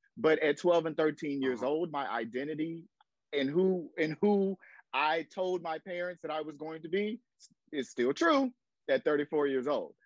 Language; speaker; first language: English; native; English